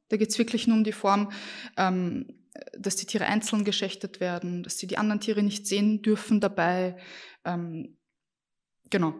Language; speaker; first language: German; early bilingual, other home language; Bosnian